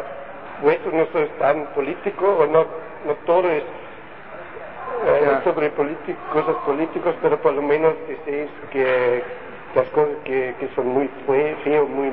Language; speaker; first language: Spanish; non-native, learner; German